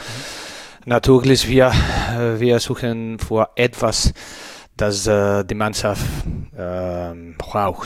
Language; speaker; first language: German; non-native, learner; Spanish